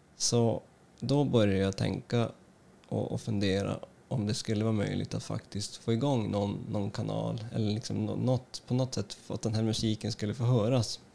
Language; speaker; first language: Swedish; native; Swedish